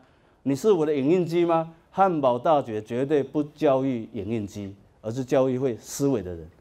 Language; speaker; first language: Chinese; native; Chinese